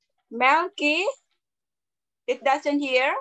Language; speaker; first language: English; non-native, learner; Indonesian